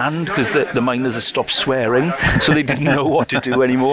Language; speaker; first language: English; native; English